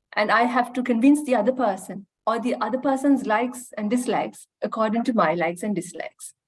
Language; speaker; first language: English; non-native, local second language; Sinhala